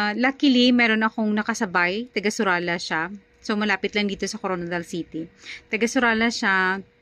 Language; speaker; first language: Filipino; non-native, local second language; Hiligaynon